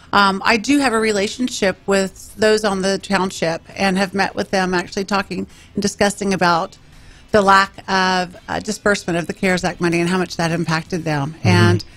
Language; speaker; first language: English; native; English